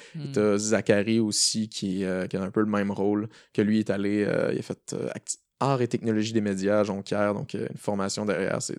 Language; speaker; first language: French; native; French